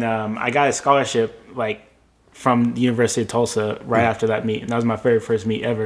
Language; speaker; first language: English; native; English